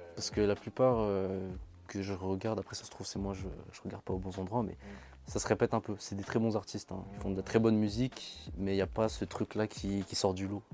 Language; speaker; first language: French; non-native, local second language; Malagasy